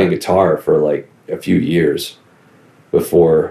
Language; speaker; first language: English; native; English